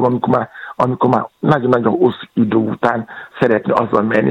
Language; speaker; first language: Hungarian; non-native, fluent; Yoruba